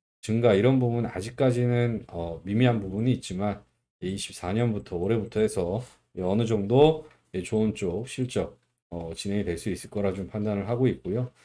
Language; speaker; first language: Korean; native; Korean